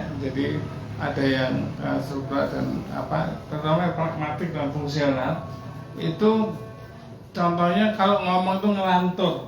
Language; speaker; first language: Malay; non-native, local second language; Javanese